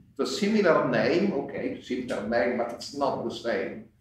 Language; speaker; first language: English; non-native, fluent; Italian